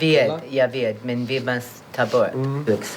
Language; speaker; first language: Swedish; non-native, learner; English